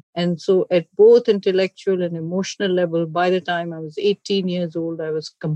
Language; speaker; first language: English; non-native, local second language; Urdu